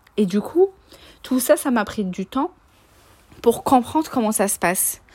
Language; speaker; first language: French; non-native, local second language; Arabic